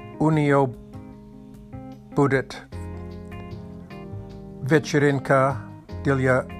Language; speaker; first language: Russian; non-native, learner; English